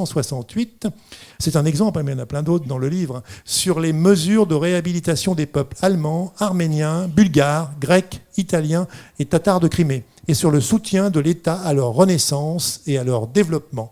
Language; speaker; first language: French; native; French